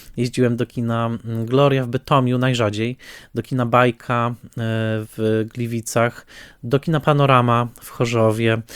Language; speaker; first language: Polish; native; Polish